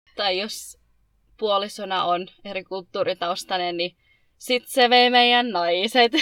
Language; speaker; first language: Finnish; early bilingual, other home language; Arabic